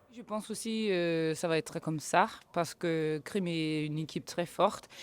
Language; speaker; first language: French; non-native, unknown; Danish